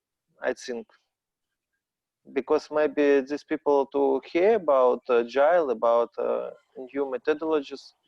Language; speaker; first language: English; non-native, learner; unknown